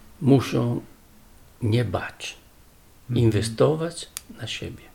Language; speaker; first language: Polish; non-native, learner; Italian